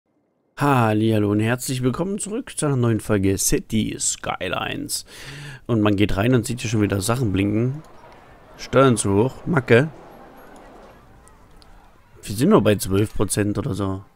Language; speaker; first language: German; native; German